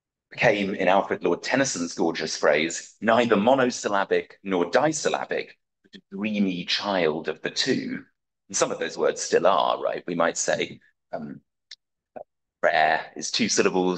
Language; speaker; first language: English; native; English